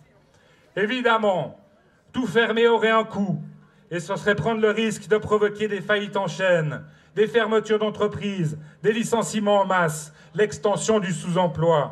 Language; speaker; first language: French; native; French